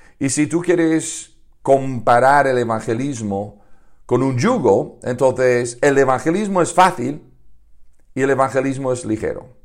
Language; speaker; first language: Spanish; non-native, fluent; English